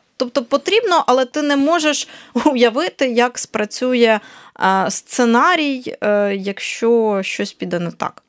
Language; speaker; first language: Ukrainian; native; Ukrainian